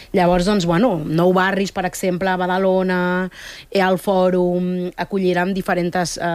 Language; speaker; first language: Catalan; early bilingual, other home language; Spanish